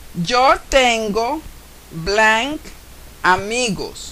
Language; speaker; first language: Spanish; non-native, fluent; English